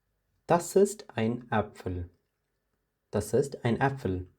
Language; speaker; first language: German; non-native, fluent; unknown